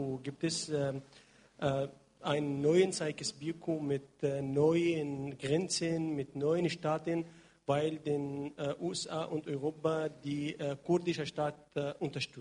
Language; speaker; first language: German; non-native, learner; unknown